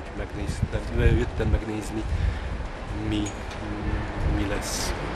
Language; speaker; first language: Hungarian; non-native, fluent; Polish